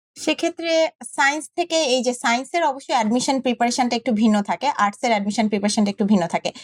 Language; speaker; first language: Bangla; native; Bangla